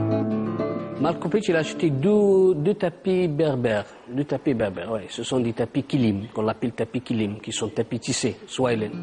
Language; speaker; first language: French; non-native, local second language; Arabic